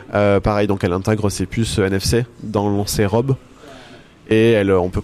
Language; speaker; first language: French; native; French